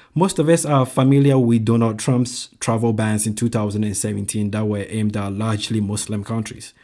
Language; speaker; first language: English; non-native, local second language; Akan